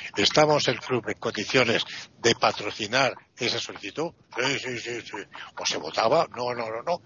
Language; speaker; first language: Spanish; non-native, fluent; Italian